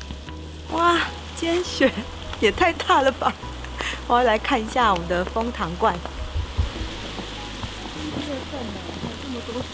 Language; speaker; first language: Chinese; native; Chinese